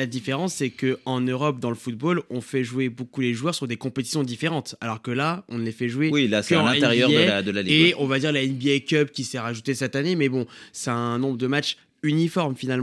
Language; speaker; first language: French; native; French